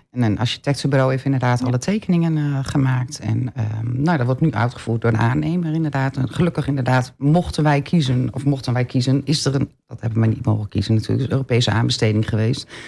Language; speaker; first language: Dutch; native; Dutch